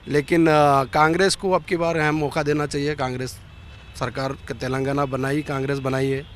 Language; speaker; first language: Hindi; native; Hindi